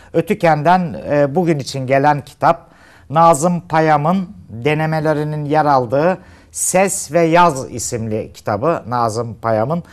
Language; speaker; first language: Turkish; native; Turkish